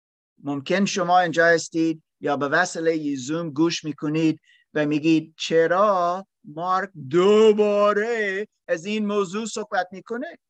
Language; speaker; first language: Persian; non-native, learner; English